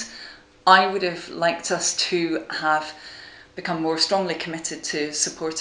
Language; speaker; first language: English; native; English